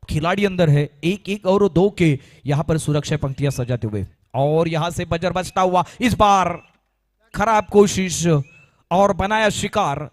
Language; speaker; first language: Hindi; non-native, local second language; Marathi